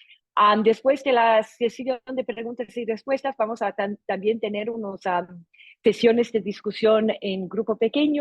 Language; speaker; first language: Spanish; non-native, fluent; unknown